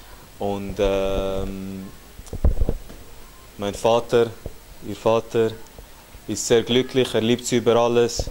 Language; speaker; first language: German; early bilingual, other home language; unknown